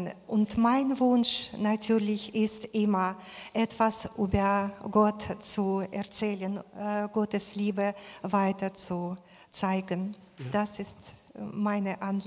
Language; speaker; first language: German; non-native, fluent; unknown